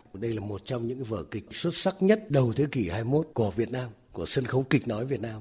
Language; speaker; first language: Vietnamese; native; Vietnamese